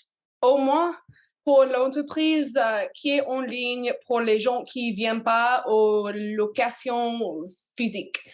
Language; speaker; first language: French; non-native, learner; English